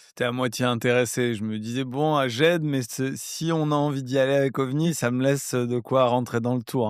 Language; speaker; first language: French; native; French